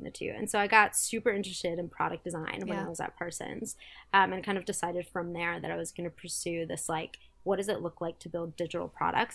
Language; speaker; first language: English; early bilingual, other home language; Spanish